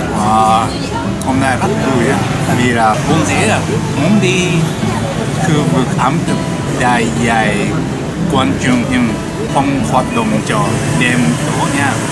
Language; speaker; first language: Vietnamese; non-native, learner; Japanese